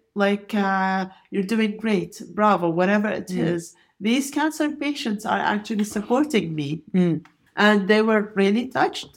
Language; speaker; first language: English; non-native, fluent; Arabic